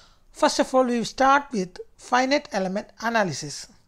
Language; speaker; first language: English; non-native, local second language; Malayalam